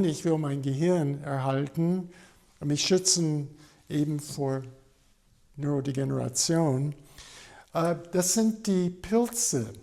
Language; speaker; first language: German; non-native, fluent; English